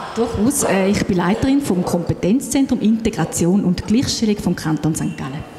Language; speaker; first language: German; native; German